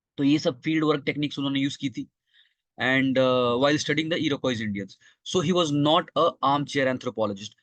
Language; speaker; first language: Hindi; non-native, local second language; Bangla